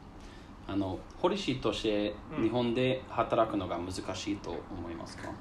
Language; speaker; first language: Japanese; non-native, learner; English